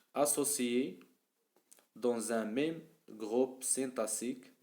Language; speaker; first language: French; non-native, local second language; Arabic